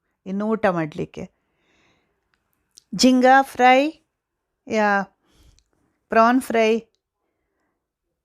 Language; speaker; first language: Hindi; non-native, local second language; Tulu